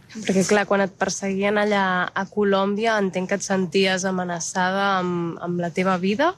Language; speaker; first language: Catalan; native; Catalan